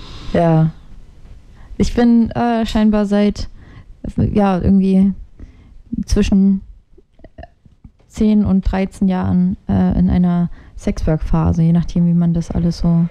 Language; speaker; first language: German; native; German